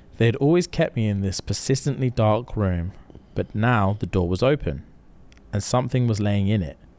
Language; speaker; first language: English; native; English